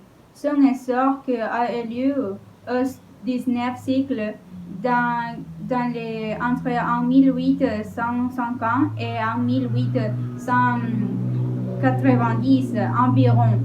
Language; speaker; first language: French; non-native, learner; Spanish